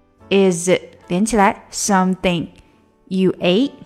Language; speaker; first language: English; non-native, fluent; Chinese